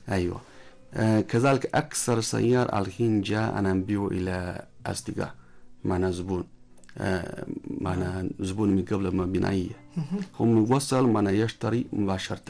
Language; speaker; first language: Arabic; non-native, learner; Chinese